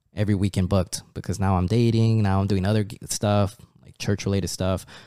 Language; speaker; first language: English; early bilingual, other home language; Spanish